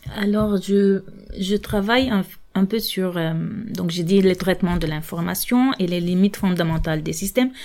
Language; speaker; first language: French; non-native, local second language; Arabic